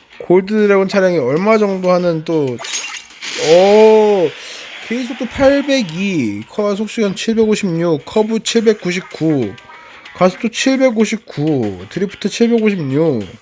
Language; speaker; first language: Korean; native; Korean